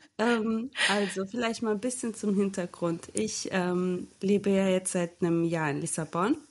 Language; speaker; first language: German; early bilingual, other home language; Turkish